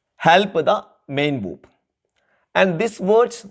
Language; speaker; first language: English; non-native, local second language; Malayalam